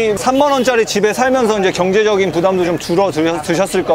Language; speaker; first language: Korean; native; Korean